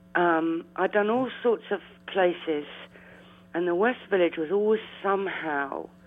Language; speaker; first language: English; native; English